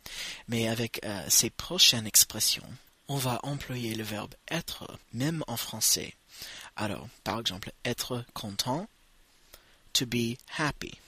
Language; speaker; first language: French; non-native, fluent; English